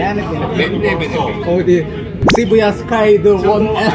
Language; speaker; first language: English; non-native, learner; Korean